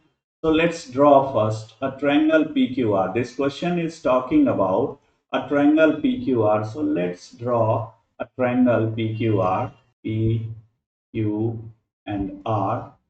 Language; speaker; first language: English; non-native, local second language; Hindi